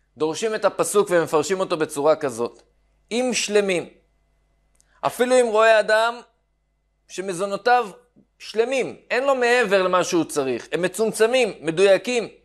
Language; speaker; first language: Hebrew; native; Hebrew